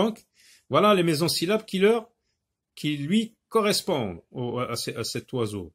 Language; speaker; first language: French; non-native, local second language; Arabic